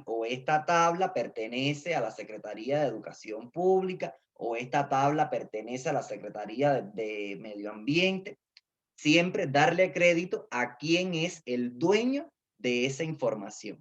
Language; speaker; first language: Spanish; native; Spanish